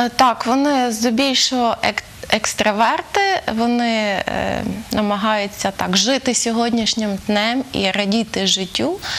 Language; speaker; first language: Ukrainian; native; Ukrainian